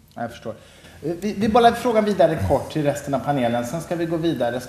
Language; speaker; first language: Swedish; native; Swedish